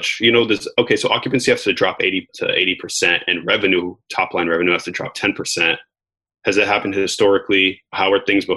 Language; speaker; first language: English; native; English